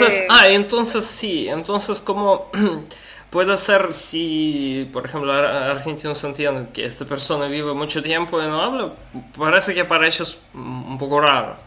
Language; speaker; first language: Spanish; non-native, learner; Russian